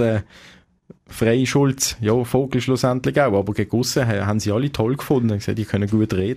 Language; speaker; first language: German; native; German